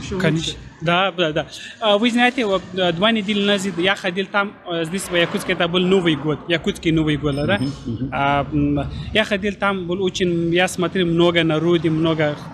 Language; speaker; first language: Russian; non-native, learner; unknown